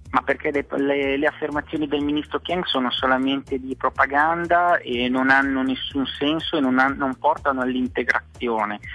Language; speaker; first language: Italian; native; Italian